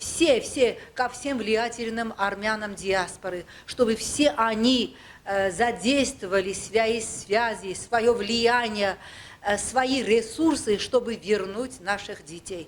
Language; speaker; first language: Russian; non-native, local second language; Armenian